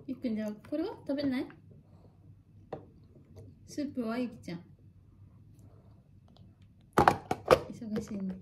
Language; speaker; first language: Japanese; native; Japanese